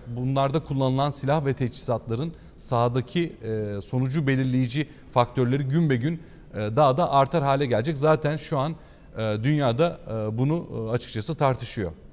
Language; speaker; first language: Turkish; native; Turkish